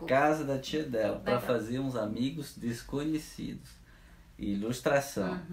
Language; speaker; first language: Portuguese; non-native, fluent; French